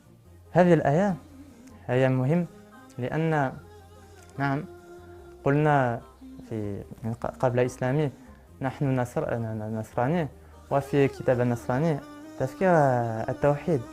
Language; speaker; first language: Arabic; non-native, learner; French